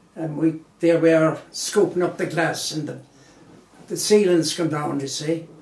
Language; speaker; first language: English; native; English